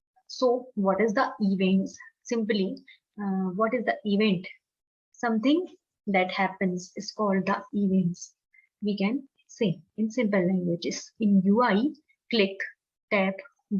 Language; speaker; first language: English; non-native, local second language; Hindi